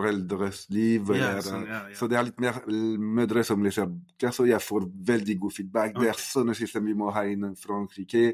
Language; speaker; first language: Norwegian; non-native, fluent; French